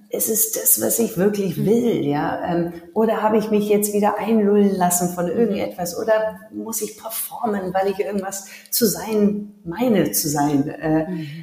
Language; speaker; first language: German; early bilingual, heritage; German